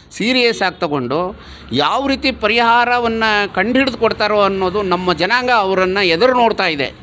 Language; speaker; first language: Kannada; non-native, local second language; Lambadi